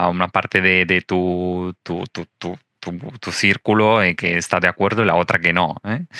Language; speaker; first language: Spanish; non-native, fluent; Italian